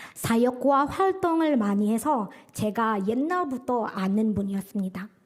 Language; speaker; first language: Korean; non-native, fluent; Indonesian